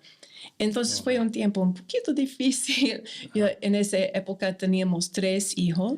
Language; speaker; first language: Spanish; non-native, fluent; English